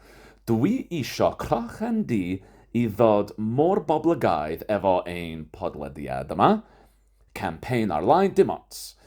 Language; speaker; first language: Welsh; non-native, fluent; English